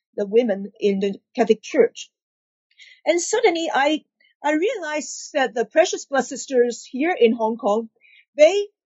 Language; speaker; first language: English; non-native, local second language; Cantonese